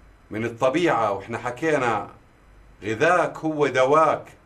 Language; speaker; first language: Arabic; native; Arabic